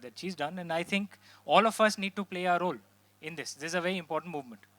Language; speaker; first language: English; non-native, local second language; Hindi